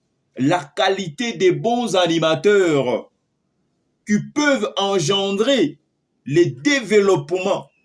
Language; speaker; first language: French; non-native, local second language; Lingala